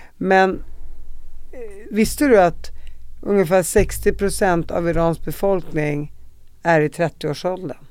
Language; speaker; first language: Swedish; native; Swedish